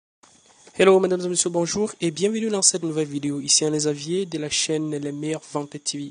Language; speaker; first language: French; native; French